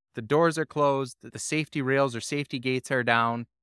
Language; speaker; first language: English; native; English